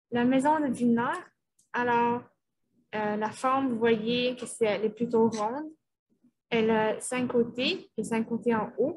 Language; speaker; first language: French; native; French